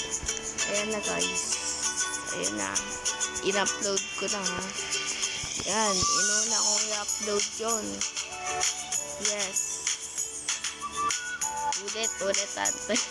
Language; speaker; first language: Filipino; native; Filipino